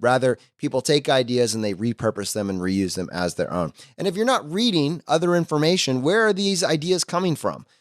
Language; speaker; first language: English; native; English